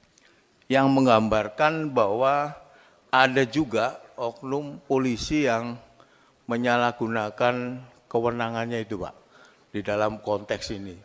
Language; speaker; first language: Indonesian; native; Indonesian